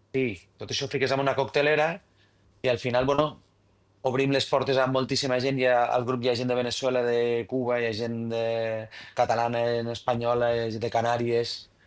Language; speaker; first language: Catalan; native; Catalan